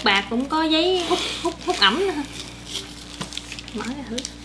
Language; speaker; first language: Vietnamese; native; Vietnamese